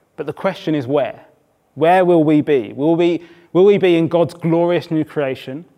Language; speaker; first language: English; native; English